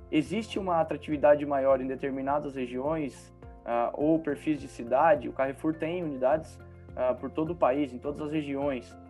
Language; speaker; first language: Portuguese; native; Portuguese